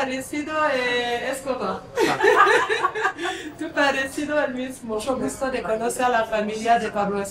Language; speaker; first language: Spanish; non-native, learner; French